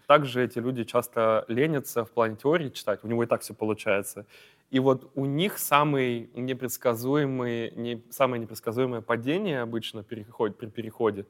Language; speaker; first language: Russian; native; Russian